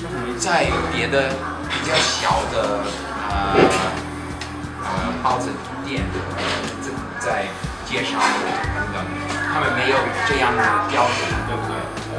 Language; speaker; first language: Chinese; non-native, learner; English